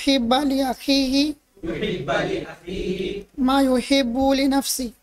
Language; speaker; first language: Arabic; non-native, learner; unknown